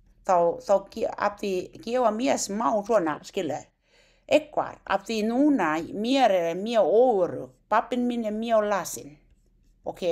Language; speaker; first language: Icelandic; non-native, learner; Thai